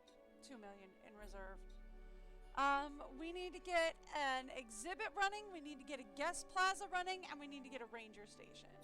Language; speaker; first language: English; native; English